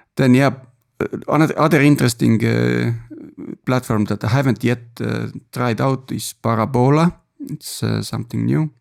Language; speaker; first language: English; non-native, fluent; Estonian